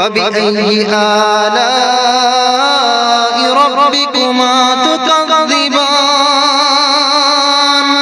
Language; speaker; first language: Arabic; native; Arabic